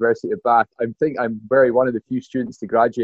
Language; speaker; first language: English; native; English